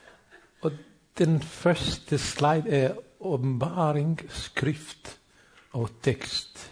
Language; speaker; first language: Swedish; non-native, fluent; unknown